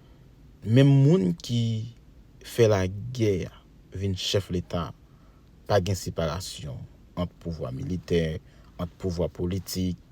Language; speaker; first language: French; non-native, local second language; Haitian Creole